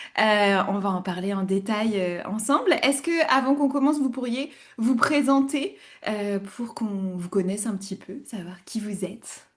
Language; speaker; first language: French; native; French